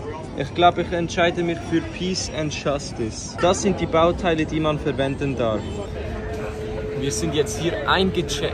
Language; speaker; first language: German; native; German